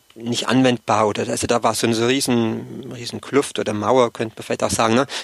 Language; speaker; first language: German; native; German